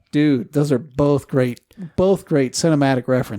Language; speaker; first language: English; native; English